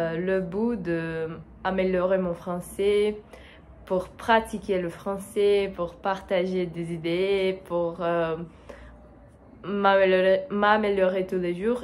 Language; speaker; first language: French; non-native, learner; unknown